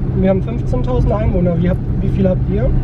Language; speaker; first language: German; native; German